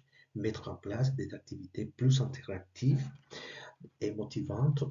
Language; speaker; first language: French; non-native, learner; Spanish